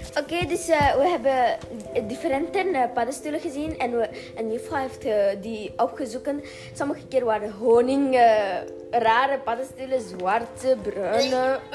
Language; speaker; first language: Dutch; non-native, learner; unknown